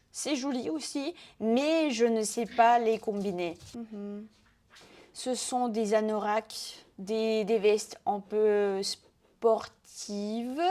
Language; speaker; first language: French; non-native, fluent; Russian